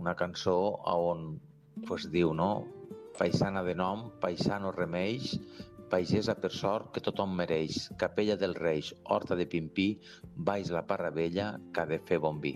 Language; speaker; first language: Catalan; native; Catalan